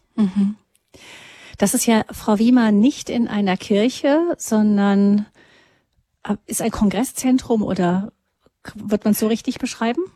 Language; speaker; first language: German; native; German